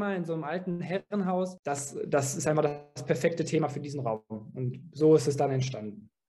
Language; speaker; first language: German; native; German